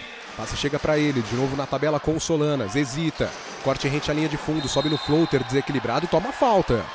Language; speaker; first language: Portuguese; native; Portuguese